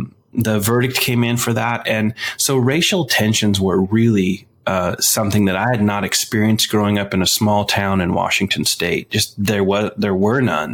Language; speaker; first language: English; native; English